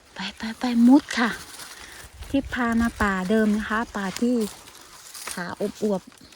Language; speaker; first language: Thai; native; Thai